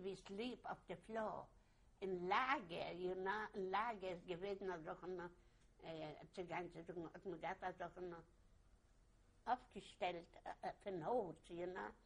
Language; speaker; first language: German; non-native, learner; Yiddish